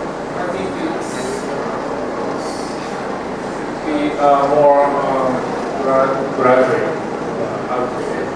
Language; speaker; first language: English; non-native, learner; Japanese